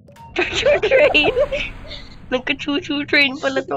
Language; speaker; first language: Filipino; native; Filipino